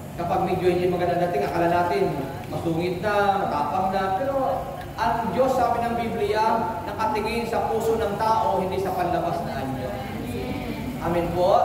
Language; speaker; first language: Filipino; native; Filipino